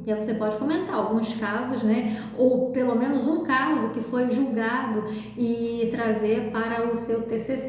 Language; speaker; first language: Portuguese; native; Portuguese